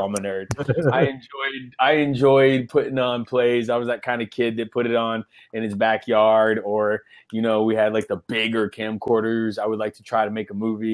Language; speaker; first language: English; native; English